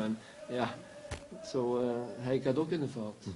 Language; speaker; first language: Dutch; non-native, fluent; Icelandic